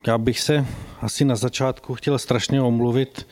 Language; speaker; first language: Czech; native; Czech